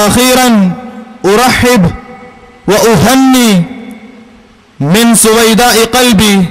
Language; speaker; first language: Arabic; non-native, fluent; Malayalam